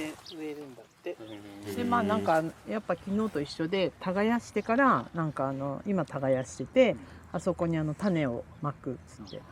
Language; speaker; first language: Japanese; native; Japanese